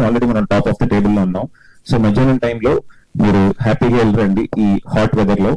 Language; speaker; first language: Telugu; native; Telugu